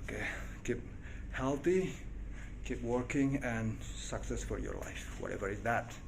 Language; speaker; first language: English; non-native, learner; Indonesian